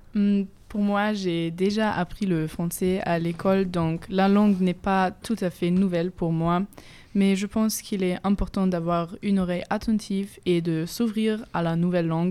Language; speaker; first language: French; non-native, fluent; German